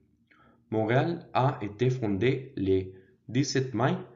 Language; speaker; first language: French; non-native, learner; Spanish